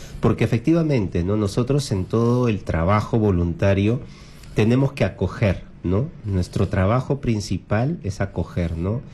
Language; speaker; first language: Spanish; native; Spanish